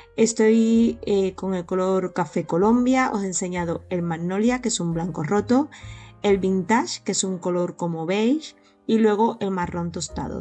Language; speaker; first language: Spanish; native; Spanish